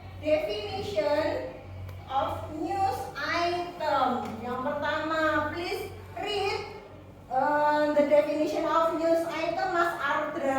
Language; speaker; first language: English; non-native, fluent; Indonesian